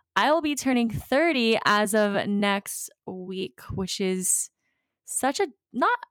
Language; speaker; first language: English; native; English